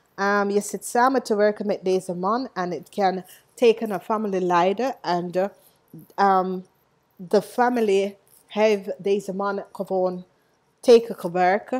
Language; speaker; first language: Dutch; non-native, learner; English